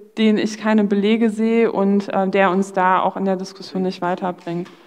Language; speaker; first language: German; early bilingual, other home language; Polish